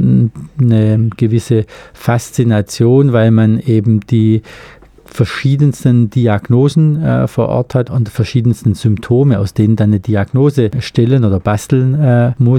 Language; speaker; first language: German; native; German